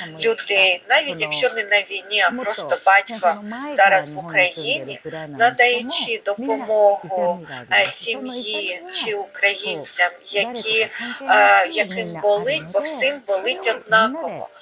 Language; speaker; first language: Ukrainian; non-native, fluent; Japanese